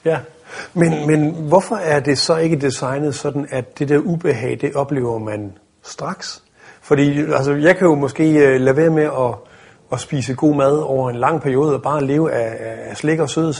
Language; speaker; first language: Danish; native; Danish